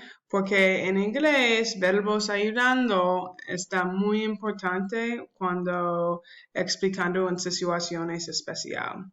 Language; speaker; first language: Spanish; non-native, learner; English